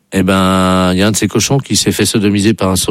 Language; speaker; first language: French; native; French